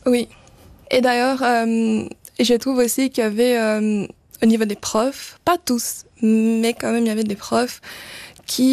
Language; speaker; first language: French; early bilingual, other home language; Portuguese